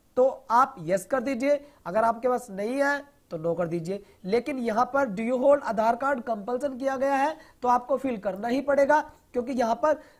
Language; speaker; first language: Hindi; non-native, local second language; Punjabi